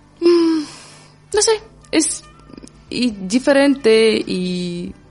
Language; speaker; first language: Spanish; non-native, learner; Ukrainian